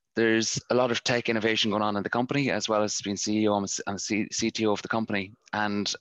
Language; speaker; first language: English; native; English